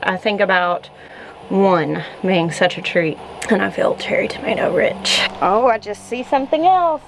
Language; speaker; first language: English; native; English